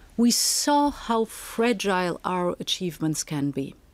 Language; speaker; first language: English; non-native, fluent; German